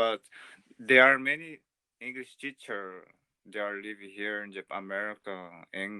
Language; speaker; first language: English; non-native, learner; Portuguese